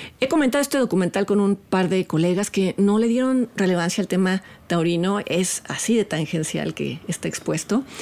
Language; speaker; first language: Spanish; native; Spanish